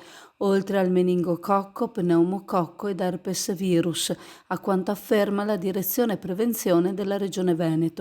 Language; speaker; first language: Italian; native; Italian